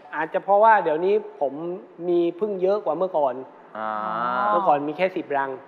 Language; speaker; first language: Thai; native; Thai